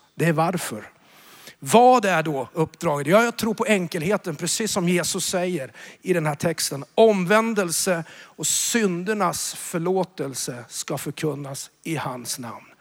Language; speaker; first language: Swedish; native; Swedish